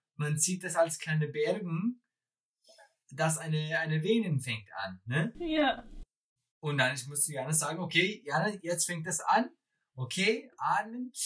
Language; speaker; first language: German; non-native, fluent; English